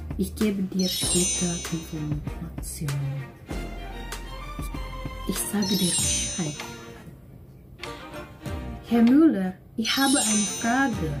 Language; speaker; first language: German; non-native, fluent; Indonesian